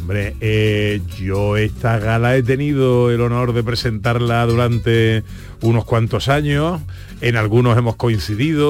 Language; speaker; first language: Spanish; native; Spanish